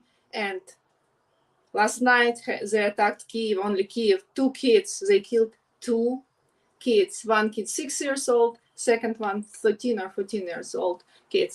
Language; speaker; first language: English; non-native, learner; Ukrainian